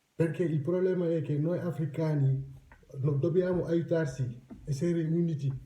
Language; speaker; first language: Italian; non-native, fluent; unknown